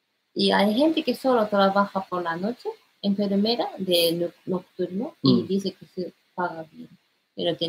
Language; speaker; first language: Spanish; non-native, learner; Japanese